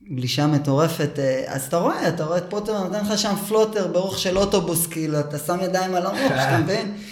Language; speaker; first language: Hebrew; native; Hebrew